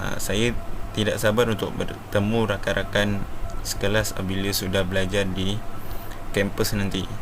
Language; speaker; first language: Malay; native; Malay